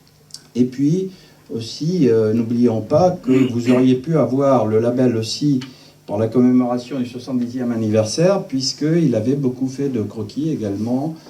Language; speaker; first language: French; native; French